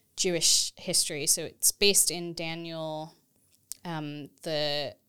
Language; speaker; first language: English; native; English